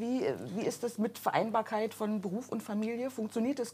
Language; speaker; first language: German; native; German